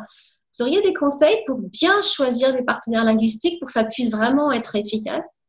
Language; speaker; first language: French; native; French